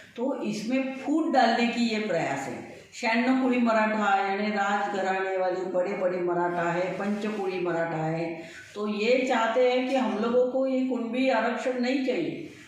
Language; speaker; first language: Hindi; non-native, local second language; Marathi